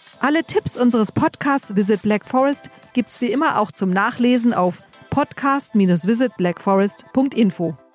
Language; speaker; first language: German; native; German